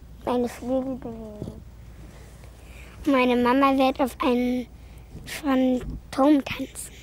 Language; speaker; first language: German; early bilingual, other home language; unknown